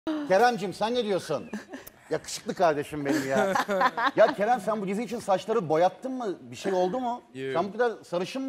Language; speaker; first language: Turkish; native; Turkish